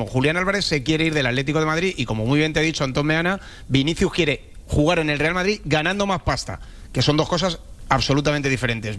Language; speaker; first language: Spanish; native; Spanish